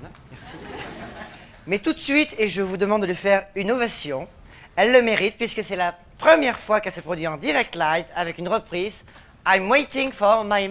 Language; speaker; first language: French; native; French